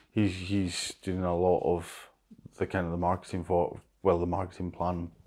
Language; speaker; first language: English; native; English